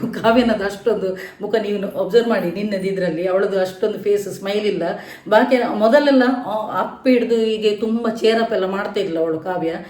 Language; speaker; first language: Kannada; non-native, local second language; Tulu